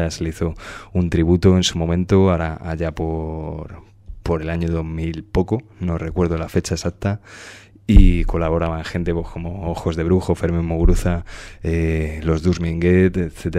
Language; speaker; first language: Spanish; native; Spanish